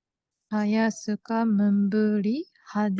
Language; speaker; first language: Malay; non-native, learner; Japanese